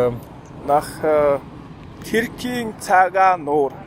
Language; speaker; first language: German; non-native, fluent; Mongolian